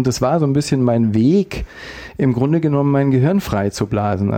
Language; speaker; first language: German; native; German